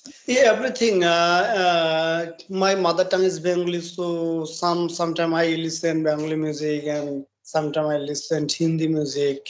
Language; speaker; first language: English; non-native, learner; Bangla